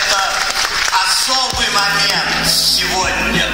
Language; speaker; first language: Russian; early bilingual, heritage; Russian